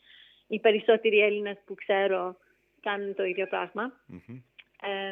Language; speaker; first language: Greek; early bilingual, heritage; Greek